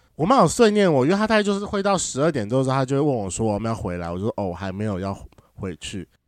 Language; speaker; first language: Chinese; native; Chinese